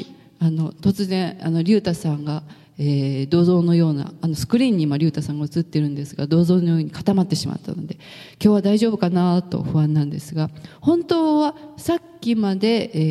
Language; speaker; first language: Japanese; native; Japanese